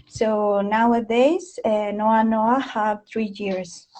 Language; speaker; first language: English; non-native, fluent; Spanish